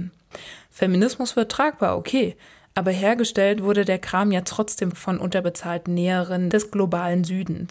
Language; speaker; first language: German; native; German